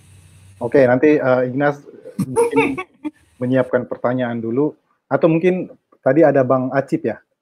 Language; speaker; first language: Indonesian; native; Indonesian